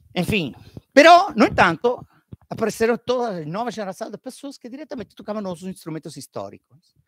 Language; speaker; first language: Portuguese; non-native, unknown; Italian